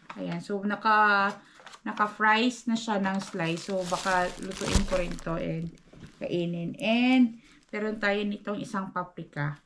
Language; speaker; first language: Filipino; native; Filipino